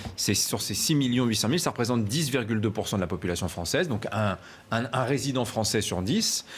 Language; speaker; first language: French; native; French